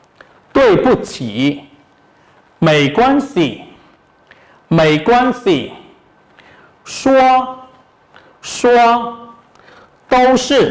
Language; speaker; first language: Chinese; non-native, fluent; Khmer